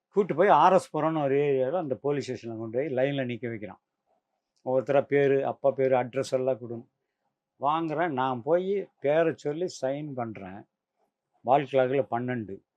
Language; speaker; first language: Tamil; native; Tamil